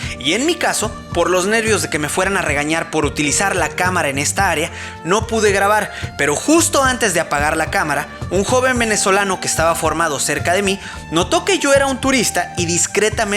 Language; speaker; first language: Spanish; native; Spanish